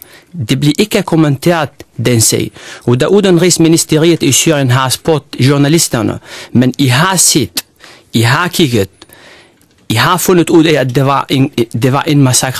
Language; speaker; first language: Danish; non-native, fluent; Arabic